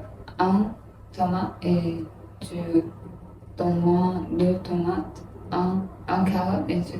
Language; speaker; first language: French; non-native, learner; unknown